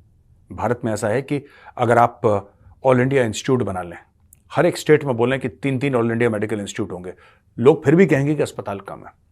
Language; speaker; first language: Hindi; native; Hindi